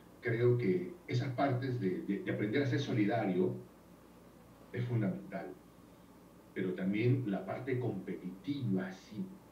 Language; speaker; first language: Spanish; native; Spanish